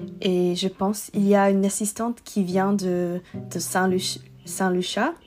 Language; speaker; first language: French; non-native, learner; English